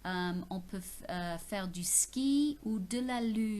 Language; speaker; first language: French; non-native, fluent; English